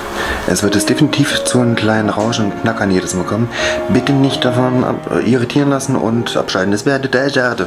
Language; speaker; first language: German; native; German